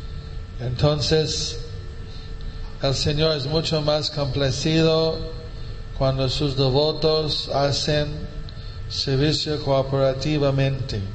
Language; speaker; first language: Spanish; non-native, fluent; English